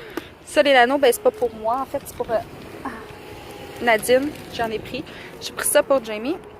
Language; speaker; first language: French; native; French